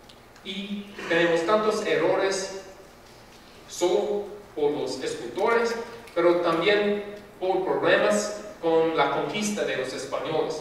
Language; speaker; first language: Spanish; non-native, fluent; English